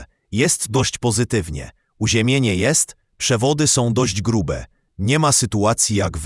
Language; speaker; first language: Polish; native; Polish